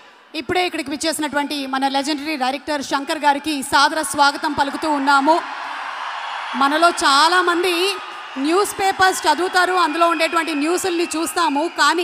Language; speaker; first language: Telugu; native; Telugu